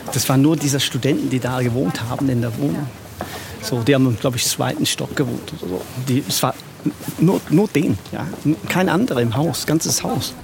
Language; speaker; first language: German; non-native, fluent; English